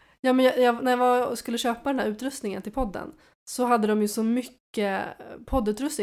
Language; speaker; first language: Swedish; native; Swedish